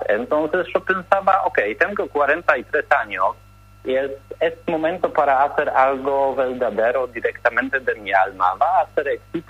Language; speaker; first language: Spanish; non-native, learner; Polish